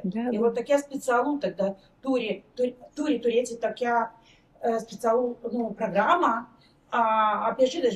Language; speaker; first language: Lithuanian; non-native, learner; Russian